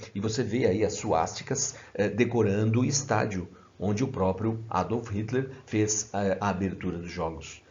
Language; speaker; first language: Portuguese; native; Portuguese